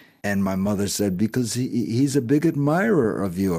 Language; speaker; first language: English; native; English